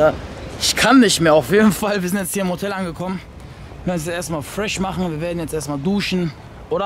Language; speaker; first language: German; native; German